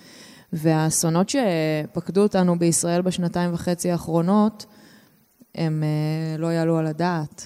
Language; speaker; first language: Hebrew; native; Hebrew